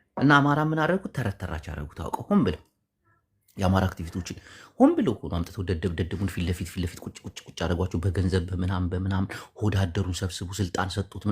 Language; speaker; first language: Amharic; non-native, local second language; Tigrinya